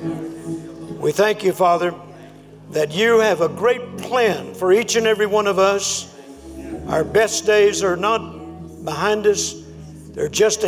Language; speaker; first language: English; native; English